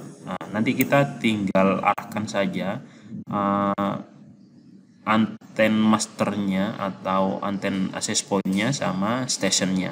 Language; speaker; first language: Indonesian; native; Indonesian